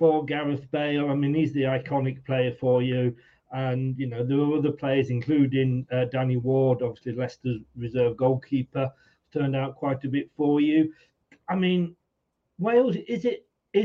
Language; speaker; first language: English; native; English